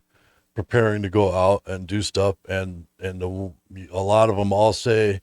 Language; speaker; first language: English; native; English